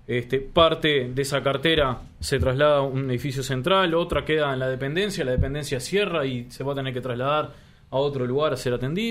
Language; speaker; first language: Spanish; native; Spanish